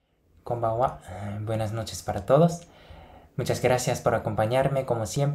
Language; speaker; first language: Spanish; non-native, fluent; Japanese